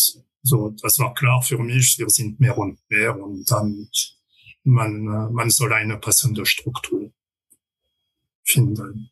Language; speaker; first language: German; non-native, fluent; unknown